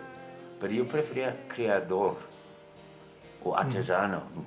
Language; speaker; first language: Spanish; non-native, fluent; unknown